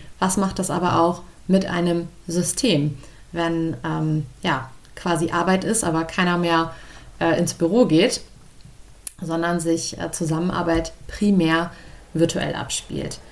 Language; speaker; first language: German; native; German